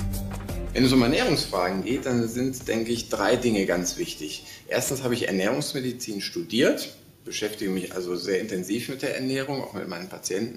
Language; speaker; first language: German; native; German